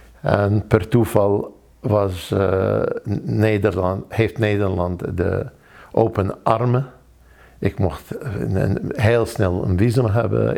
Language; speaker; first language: Dutch; non-native, fluent; Arabic